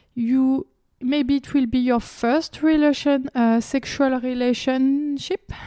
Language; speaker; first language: English; non-native, learner; French